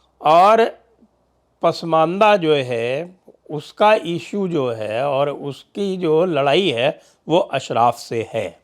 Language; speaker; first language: Hindi; native; Hindi